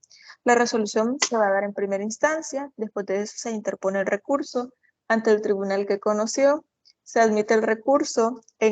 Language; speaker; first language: Spanish; native; Spanish